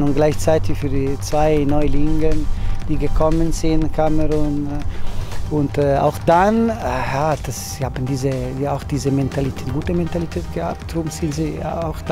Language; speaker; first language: German; non-native, local second language; Italian